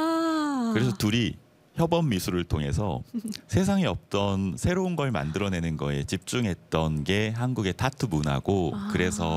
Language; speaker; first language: Korean; native; Korean